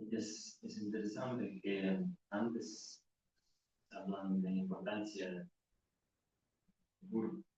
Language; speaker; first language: Spanish; non-native, learner; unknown